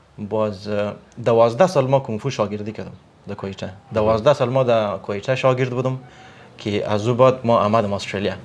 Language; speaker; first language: Persian; native; Persian